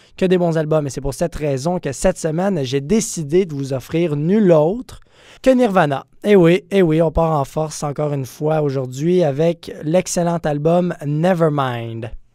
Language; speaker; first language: French; native; French